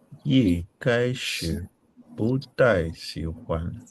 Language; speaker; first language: Chinese; non-native, learner; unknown